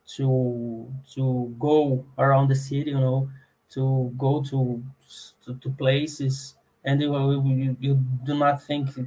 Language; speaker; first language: English; non-native, learner; Portuguese